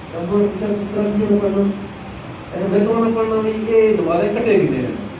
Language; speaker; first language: Urdu; non-native, local second language; Punjabi